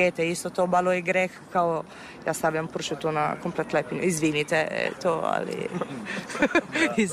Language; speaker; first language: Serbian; non-native, fluent; Italian